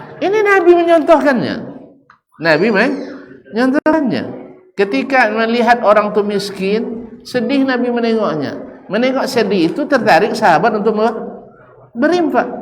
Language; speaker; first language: Malay; native; Malay